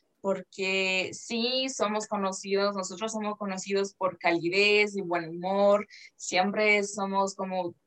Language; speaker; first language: Spanish; non-native, fluent; Portuguese